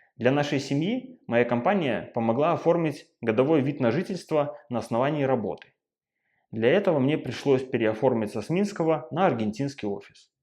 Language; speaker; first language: Russian; native; Russian